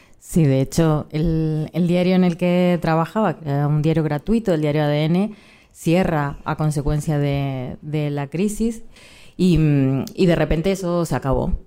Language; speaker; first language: Spanish; native; Spanish